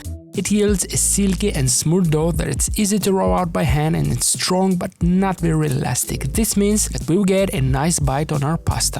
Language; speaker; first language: English; non-native, fluent; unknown